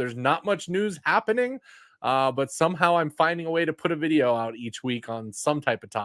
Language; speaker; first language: English; native; English